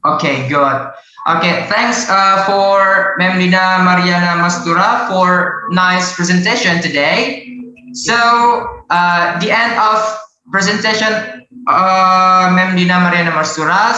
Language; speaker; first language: English; non-native, learner; Indonesian